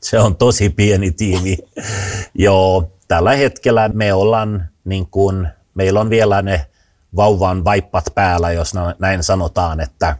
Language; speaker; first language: Finnish; early bilingual, heritage; Finnish